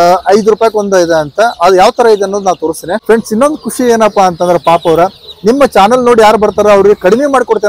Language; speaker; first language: Kannada; native; Kannada